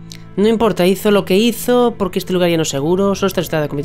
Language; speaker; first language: Spanish; native; Spanish